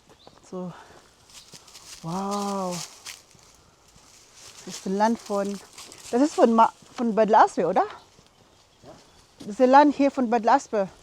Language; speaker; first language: German; non-native, learner; Filipino